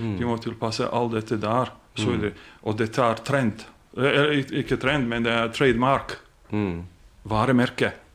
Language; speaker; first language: Norwegian; non-native, fluent; Bosnian